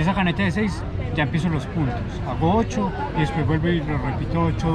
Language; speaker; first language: Spanish; native; Spanish